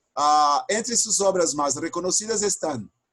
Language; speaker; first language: Spanish; non-native, fluent; Portuguese